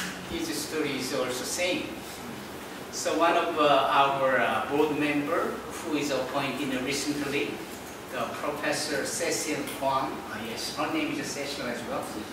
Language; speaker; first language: English; non-native, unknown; Korean